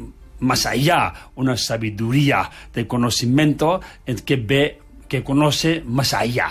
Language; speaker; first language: Spanish; non-native, learner; Tibetan